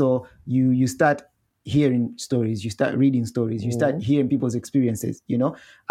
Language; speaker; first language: English; non-native, local second language; Nyanja